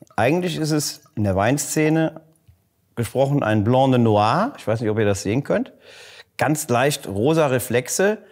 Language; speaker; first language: German; native; German